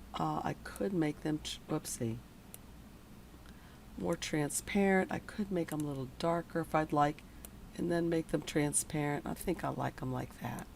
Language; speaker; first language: English; native; English